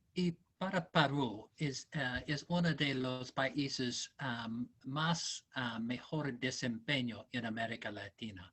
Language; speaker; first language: Spanish; non-native, learner; English